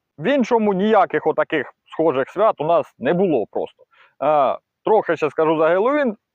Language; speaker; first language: Ukrainian; non-native, local second language; Russian